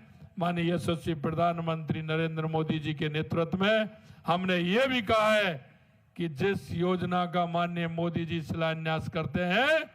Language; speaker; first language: Hindi; native; Hindi